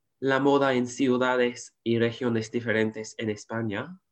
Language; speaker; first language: Spanish; non-native, learner; English